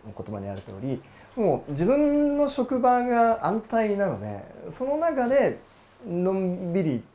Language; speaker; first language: Japanese; native; Japanese